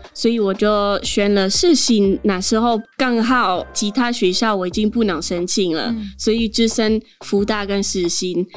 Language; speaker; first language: Chinese; non-native, fluent; French